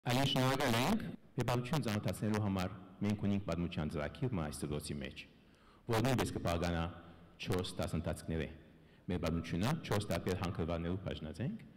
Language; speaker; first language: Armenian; early bilingual, heritage; Armenian